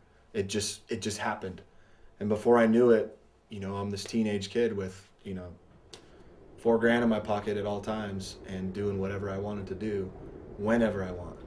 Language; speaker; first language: English; native; English